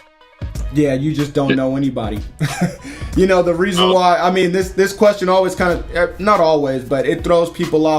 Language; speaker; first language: English; native; English